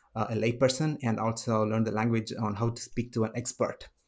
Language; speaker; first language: English; non-native, local second language; Malayalam